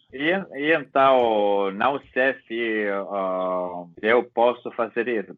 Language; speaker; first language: Portuguese; non-native, learner; Italian